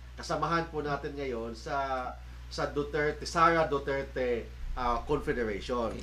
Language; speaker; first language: Filipino; native; Filipino